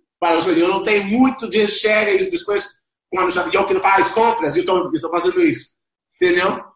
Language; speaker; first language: Portuguese; non-native, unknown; Spanish